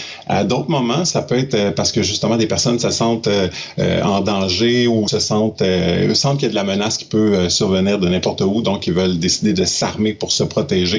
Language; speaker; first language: French; native; French